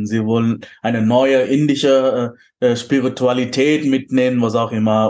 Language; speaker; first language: German; non-native, fluent; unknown